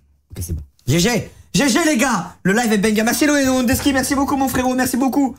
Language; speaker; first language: French; native; French